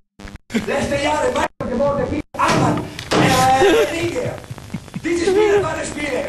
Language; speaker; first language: German; non-native, learner; Italian